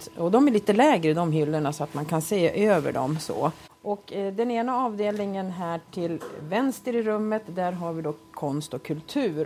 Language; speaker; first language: Swedish; native; Swedish